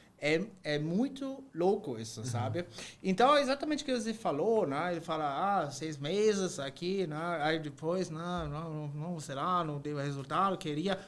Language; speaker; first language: Portuguese; non-native, fluent; German